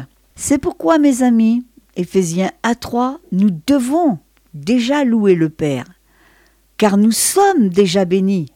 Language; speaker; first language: French; native; French